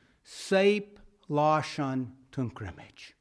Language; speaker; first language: Hungarian; non-native, fluent; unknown